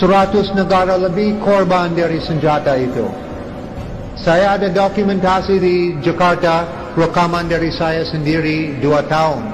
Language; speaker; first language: Indonesian; non-native, learner; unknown